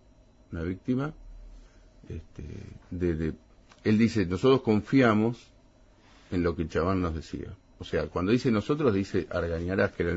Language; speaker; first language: Spanish; native; Spanish